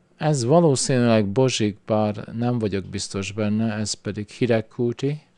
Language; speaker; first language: Hungarian; early bilingual, heritage; Hungarian